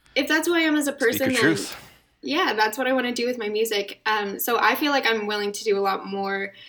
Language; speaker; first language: English; native; English